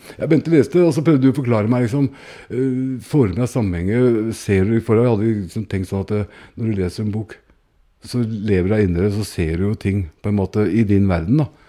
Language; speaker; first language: Norwegian; native; Norwegian